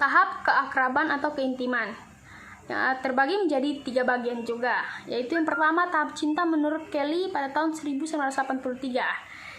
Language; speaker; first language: Indonesian; native; Indonesian